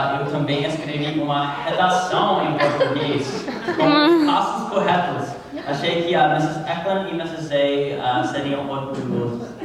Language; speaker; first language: Portuguese; non-native, learner; English